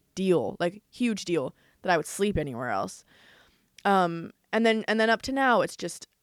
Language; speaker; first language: English; native; English